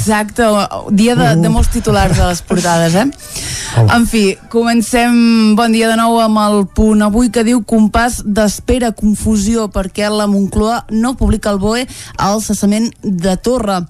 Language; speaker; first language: Catalan; native; Catalan